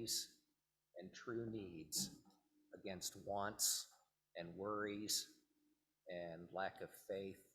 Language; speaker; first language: English; native; English